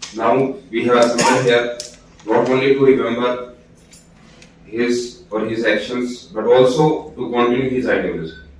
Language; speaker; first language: English; non-native, local second language; Hindi